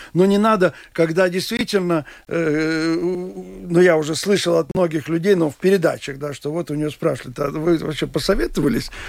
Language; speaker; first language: Russian; non-native, local second language; Latvian